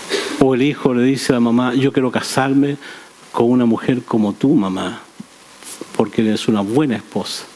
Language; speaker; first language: Spanish; native; Spanish